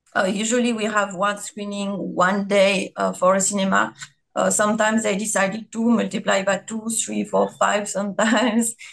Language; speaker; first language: English; non-native, fluent; French